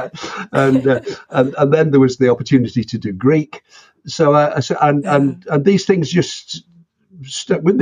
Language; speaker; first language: English; native; English